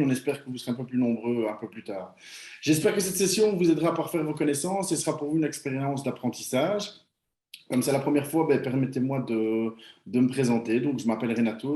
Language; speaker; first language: French; native; French